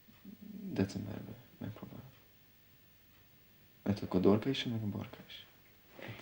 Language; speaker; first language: Hungarian; native; Hungarian